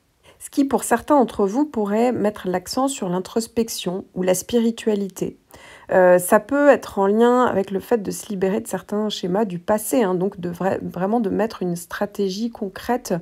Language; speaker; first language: French; native; French